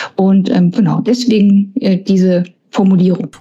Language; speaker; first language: German; native; German